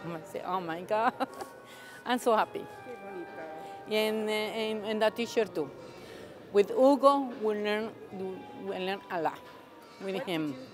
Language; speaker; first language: English; non-native, learner; Spanish